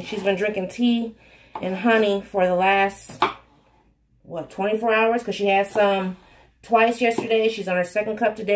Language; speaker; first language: English; native; English